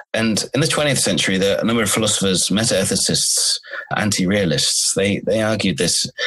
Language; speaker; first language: English; native; English